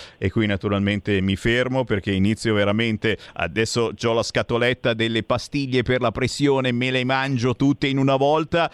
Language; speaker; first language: Italian; native; Italian